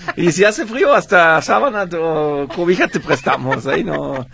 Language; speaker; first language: Spanish; non-native, fluent; German